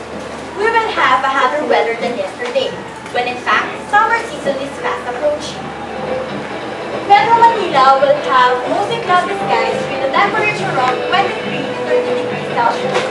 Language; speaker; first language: English; non-native, local second language; Filipino